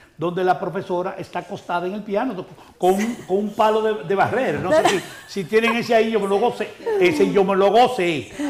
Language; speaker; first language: Spanish; native; Spanish